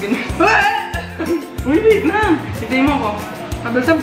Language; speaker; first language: Filipino; native; Filipino